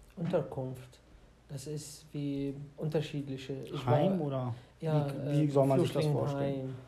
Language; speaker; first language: German; non-native, fluent; Arabic